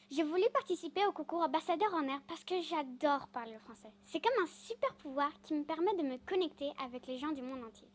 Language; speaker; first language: French; non-native, fluent; Greek